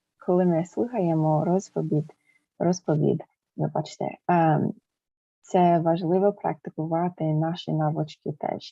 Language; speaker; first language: Ukrainian; early bilingual, heritage; English